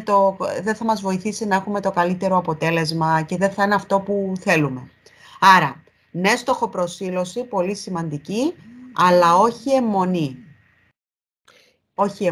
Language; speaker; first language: Greek; native; Greek